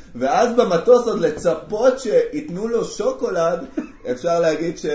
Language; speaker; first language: Hebrew; early bilingual, other home language; Amharic